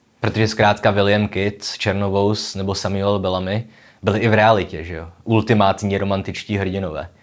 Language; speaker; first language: Czech; native; Czech